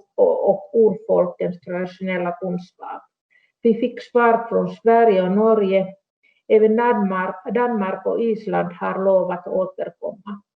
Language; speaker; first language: Swedish; non-native, local second language; Finnish